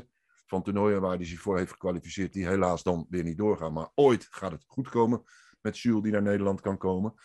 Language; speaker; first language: Dutch; native; Dutch